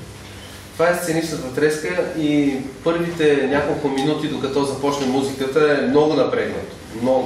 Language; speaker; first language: Bulgarian; native; Bulgarian